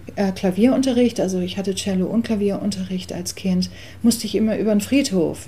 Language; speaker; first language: German; early bilingual, other home language; English